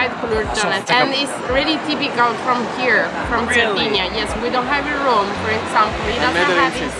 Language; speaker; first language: English; non-native, fluent; Italian